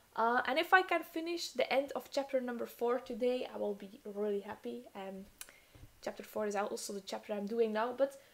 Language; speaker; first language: English; non-native, fluent; Dutch